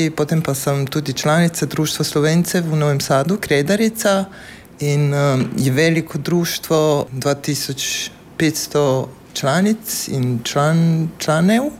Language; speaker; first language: Slovenian; non-native, learner; Serbian